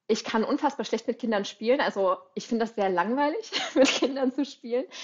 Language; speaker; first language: German; native; German